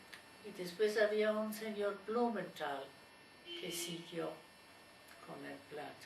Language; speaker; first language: Spanish; non-native, fluent; German